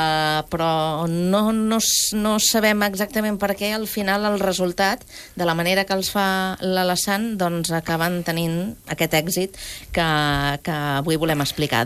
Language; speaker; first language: Catalan; native; Catalan